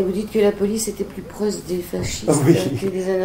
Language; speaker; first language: French; native; French